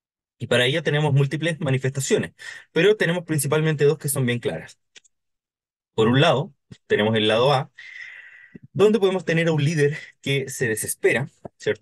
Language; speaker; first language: Spanish; native; Spanish